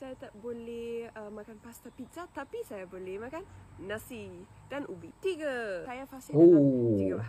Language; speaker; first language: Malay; non-native, learner; German